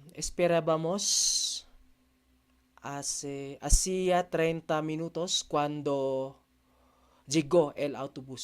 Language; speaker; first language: Spanish; non-native, learner; Filipino